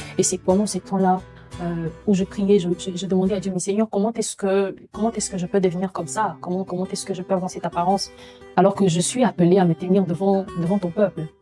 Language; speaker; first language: French; non-native, local second language; Lingala